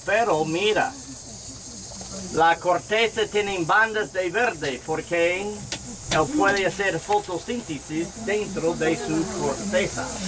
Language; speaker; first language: Spanish; non-native, learner; English